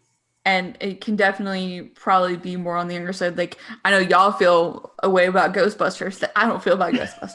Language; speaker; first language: English; native; English